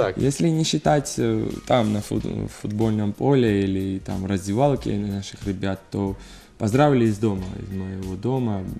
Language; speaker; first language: Russian; non-native, learner; Georgian